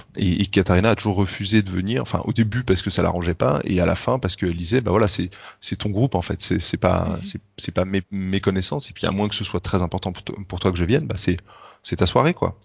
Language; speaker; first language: French; native; French